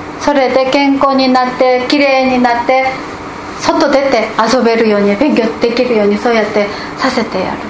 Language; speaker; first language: Japanese; non-native, fluent; Korean